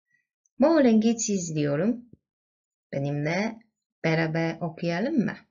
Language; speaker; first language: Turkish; non-native, learner; Chinese